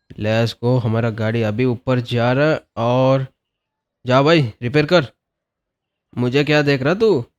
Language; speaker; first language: Hindi; non-native, local second language; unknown